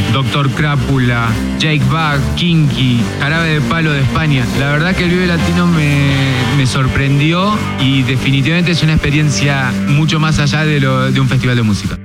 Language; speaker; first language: Spanish; native; Spanish